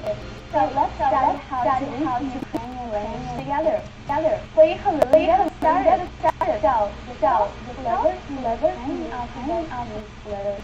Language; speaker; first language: English; non-native, learner; Ukrainian